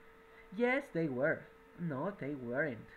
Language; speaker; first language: English; non-native, fluent; Spanish